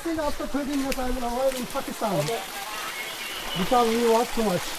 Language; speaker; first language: English; non-native, learner; Chinese